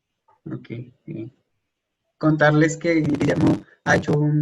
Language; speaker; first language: Spanish; native; Spanish